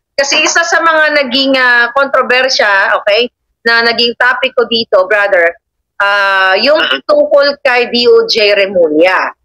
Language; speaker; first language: Filipino; non-native, local second language; Hiligaynon